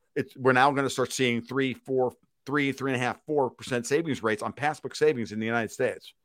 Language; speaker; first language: English; native; English